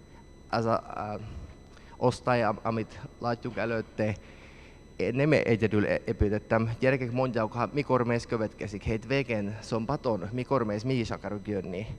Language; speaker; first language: Hungarian; non-native, learner; Finnish